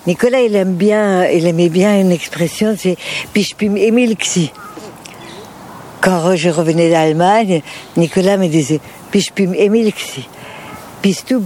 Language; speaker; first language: French; non-native, fluent; German